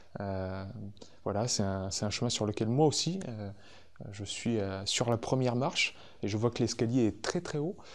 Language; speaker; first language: French; native; French